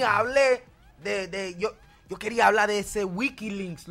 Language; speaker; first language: Spanish; early bilingual, heritage; Spanish